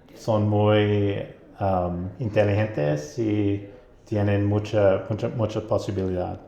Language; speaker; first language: Spanish; non-native, learner; English